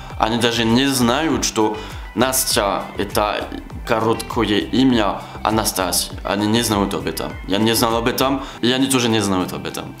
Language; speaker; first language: Russian; non-native, fluent; French